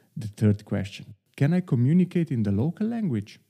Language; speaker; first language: English; non-native, fluent; Slovenian